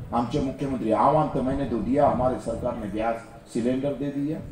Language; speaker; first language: Hindi; non-native, local second language; Marathi